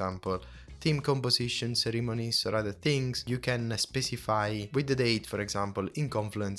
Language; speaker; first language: English; non-native, fluent; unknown